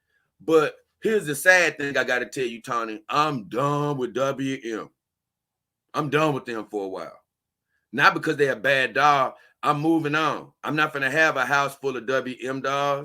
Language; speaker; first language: English; native; English